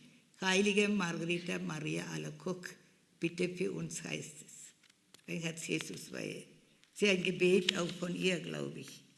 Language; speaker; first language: German; non-native, fluent; Malayalam